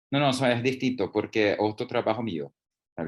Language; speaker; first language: Spanish; non-native, learner; Portuguese